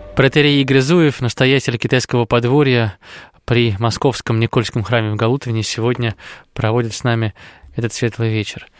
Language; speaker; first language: Russian; native; Russian